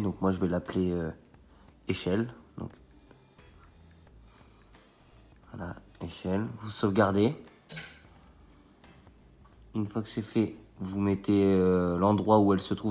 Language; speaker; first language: French; native; French